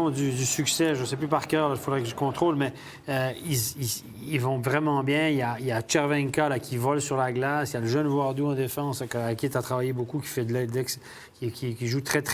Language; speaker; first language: French; native; French